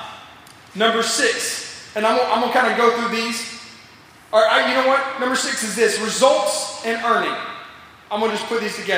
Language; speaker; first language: English; native; English